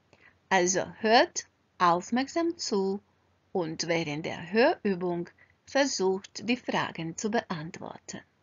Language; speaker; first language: German; non-native, fluent; Croatian